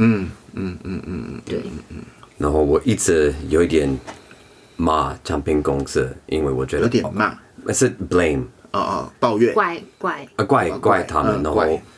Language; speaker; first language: Chinese; non-native, learner; English